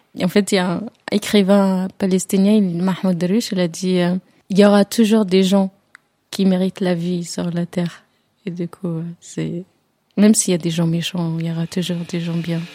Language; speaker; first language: French; non-native, fluent; Arabic